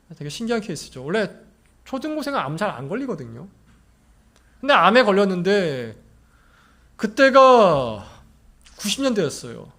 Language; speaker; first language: Korean; native; Korean